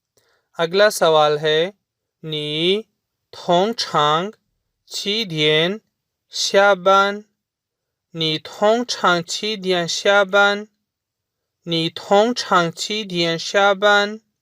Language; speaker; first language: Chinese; non-native, fluent; Urdu